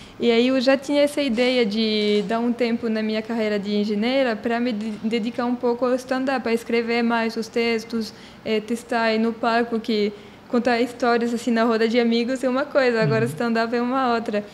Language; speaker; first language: Portuguese; non-native, fluent; French